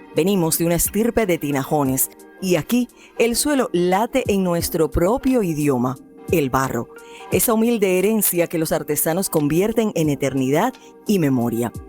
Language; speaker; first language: Spanish; native; Spanish